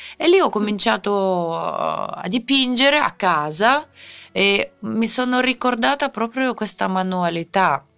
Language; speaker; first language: Italian; non-native, fluent; Russian